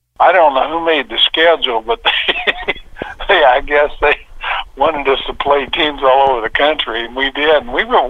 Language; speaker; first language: English; native; English